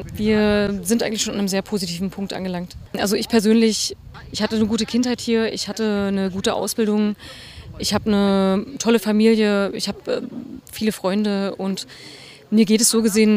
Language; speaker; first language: German; native; German